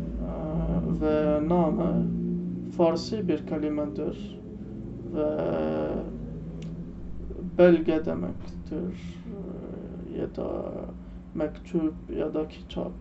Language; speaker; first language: Turkish; non-native, learner; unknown